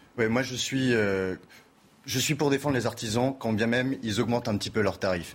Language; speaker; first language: French; native; French